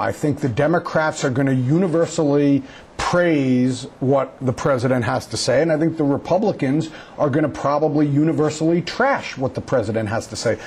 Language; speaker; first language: English; native; English